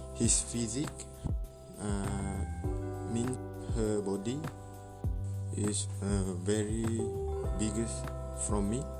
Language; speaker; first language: English; non-native, learner; Malay